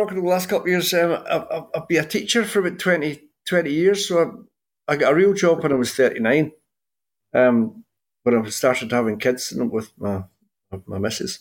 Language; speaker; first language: English; native; English